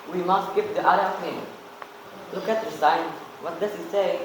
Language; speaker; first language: English; non-native, learner; Indonesian